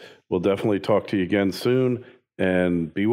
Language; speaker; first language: English; native; English